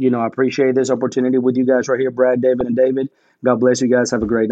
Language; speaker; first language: English; early bilingual, other home language; Spanish